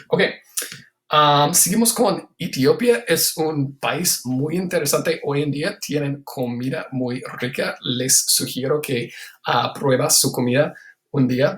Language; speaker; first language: Spanish; non-native, fluent; English